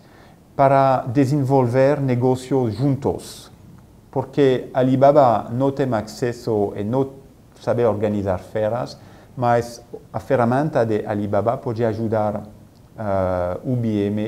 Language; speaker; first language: Portuguese; non-native, fluent; French